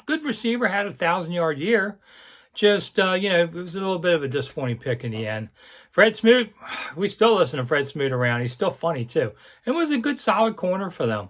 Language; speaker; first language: English; native; English